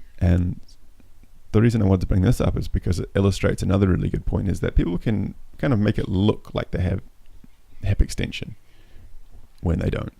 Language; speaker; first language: English; native; English